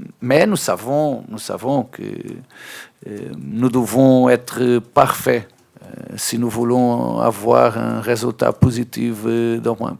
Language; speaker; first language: French; non-native, fluent; Portuguese